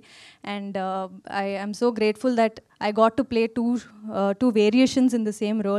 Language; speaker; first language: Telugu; non-native, learner; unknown